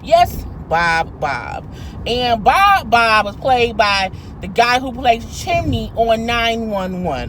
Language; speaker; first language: English; native; English